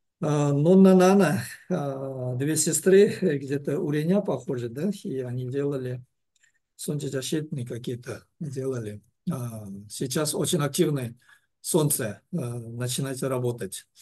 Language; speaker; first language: Russian; non-native, learner; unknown